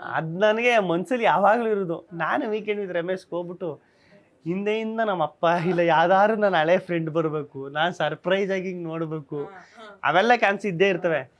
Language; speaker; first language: Kannada; native; Kannada